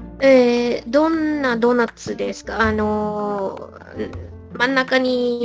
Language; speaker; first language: Japanese; non-native, learner; Malay